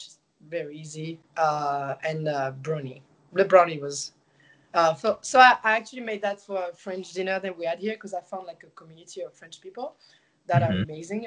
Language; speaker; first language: English; non-native, fluent; French